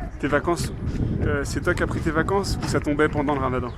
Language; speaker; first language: French; native; French